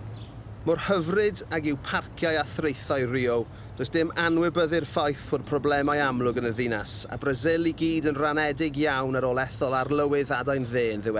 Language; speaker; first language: Welsh; native; Welsh